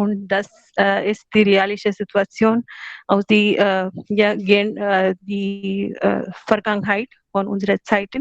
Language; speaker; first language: German; non-native, learner; Hindi